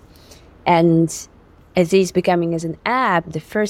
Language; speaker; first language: English; non-native, fluent; Yakut